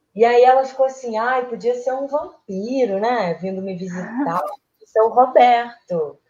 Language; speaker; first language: Portuguese; early bilingual, other home language; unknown